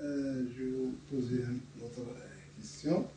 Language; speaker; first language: French; non-native, learner; Arabic